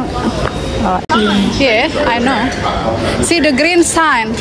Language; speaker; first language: English; non-native, learner; Indonesian